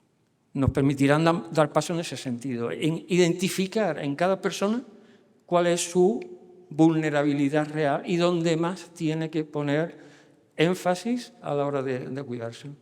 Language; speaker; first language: Spanish; native; Spanish